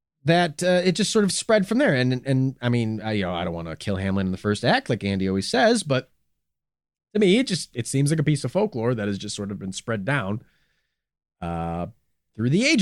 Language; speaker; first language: English; native; English